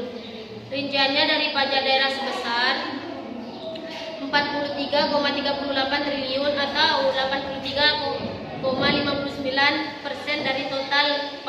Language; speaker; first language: Indonesian; native; Indonesian